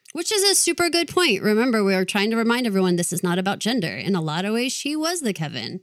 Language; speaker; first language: English; native; English